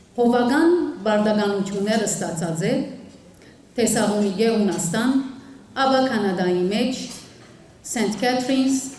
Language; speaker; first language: Armenian; early bilingual, heritage; Armenian